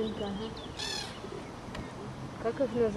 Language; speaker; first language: Russian; native; Russian